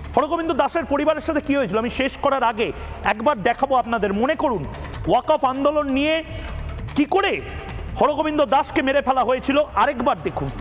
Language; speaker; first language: Bangla; native; Bangla